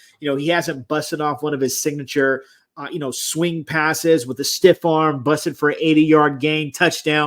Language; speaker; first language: English; native; English